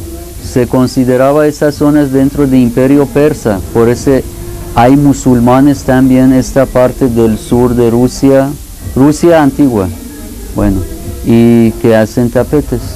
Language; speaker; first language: Spanish; non-native, fluent; Persian